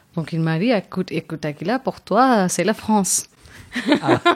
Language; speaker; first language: French; non-native, fluent; Tamil